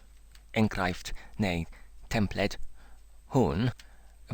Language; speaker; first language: Welsh; non-native, learner; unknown